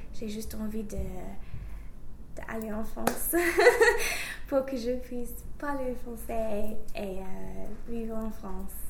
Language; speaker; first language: French; non-native, fluent; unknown